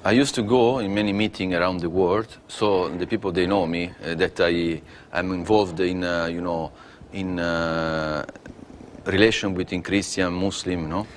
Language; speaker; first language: English; non-native, learner; Italian